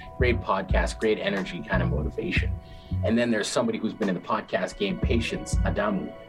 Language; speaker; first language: English; native; English